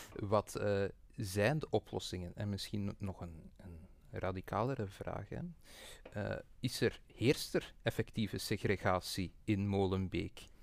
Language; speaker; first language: Dutch; native; Dutch